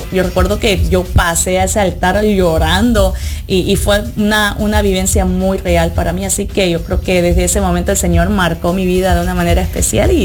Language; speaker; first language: Spanish; early bilingual, heritage; Spanish